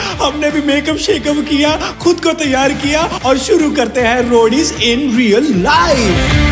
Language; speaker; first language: Hindi; native; Hindi